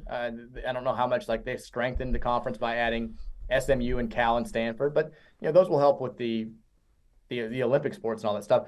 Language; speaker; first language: English; native; English